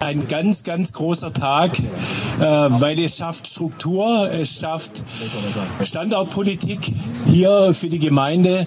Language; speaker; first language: German; native; German